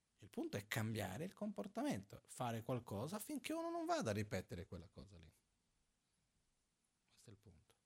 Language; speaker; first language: Italian; non-native, fluent; Portuguese